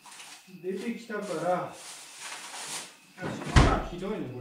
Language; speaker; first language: Japanese; native; Japanese